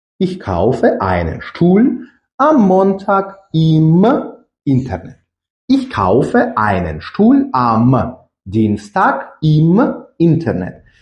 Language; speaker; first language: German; non-native, fluent; Ukrainian